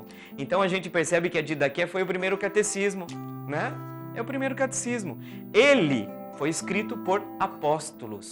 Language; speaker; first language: Portuguese; native; Portuguese